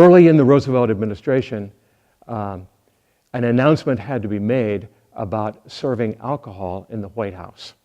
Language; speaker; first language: English; native; English